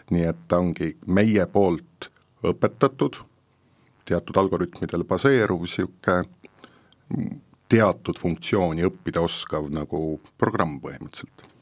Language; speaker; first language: Estonian; native; Estonian